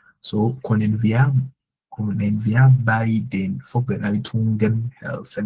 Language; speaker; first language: German; non-native, fluent; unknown